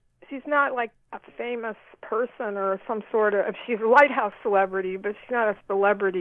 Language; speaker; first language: English; native; English